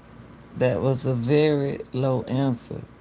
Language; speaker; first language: English; native; English